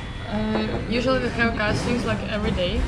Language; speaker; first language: English; non-native, learner; Ukrainian